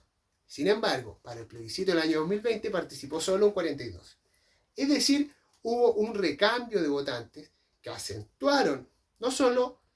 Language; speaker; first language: Spanish; native; Spanish